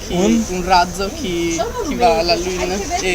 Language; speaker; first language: French; non-native, learner; Italian